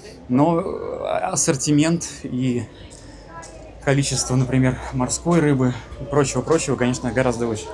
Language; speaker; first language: Russian; native; Russian